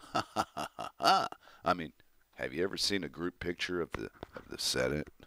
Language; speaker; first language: English; native; English